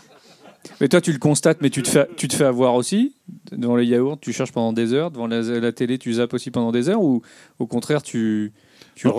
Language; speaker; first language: French; native; French